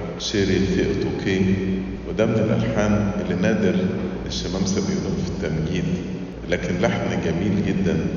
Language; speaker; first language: Arabic; native; Arabic